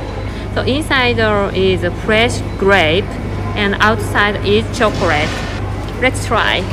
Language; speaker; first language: English; non-native, learner; Japanese